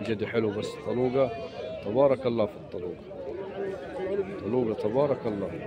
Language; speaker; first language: Arabic; native; Arabic